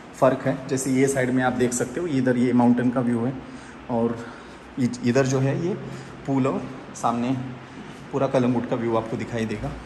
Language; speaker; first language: Hindi; non-native, local second language; Marathi